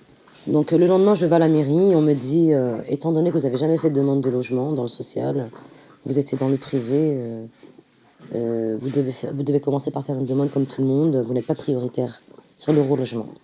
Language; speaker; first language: French; native; French